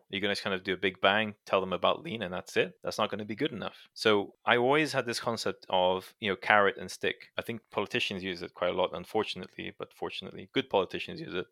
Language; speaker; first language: English; non-native, fluent; Portuguese